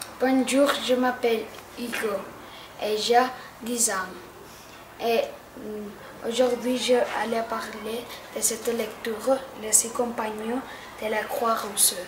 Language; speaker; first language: French; non-native, learner; Catalan